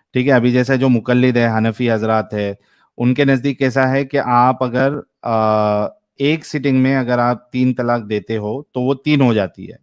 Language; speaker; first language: Hindi; native; Hindi